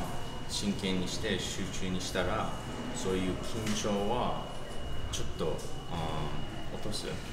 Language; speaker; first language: Japanese; non-native, learner; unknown